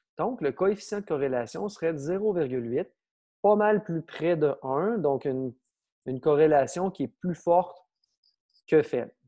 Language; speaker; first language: French; native; French